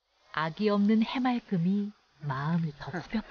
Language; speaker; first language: Korean; native; Korean